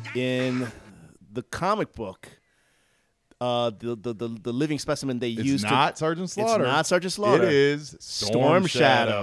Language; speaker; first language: English; native; English